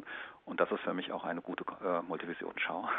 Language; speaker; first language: German; native; German